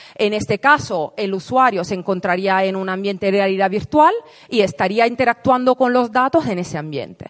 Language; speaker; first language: Spanish; non-native, fluent; Italian